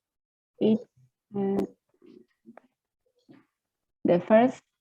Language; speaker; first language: English; non-native, learner; Spanish